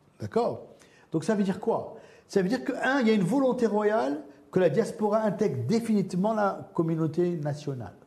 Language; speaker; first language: French; early bilingual, other home language; Arabic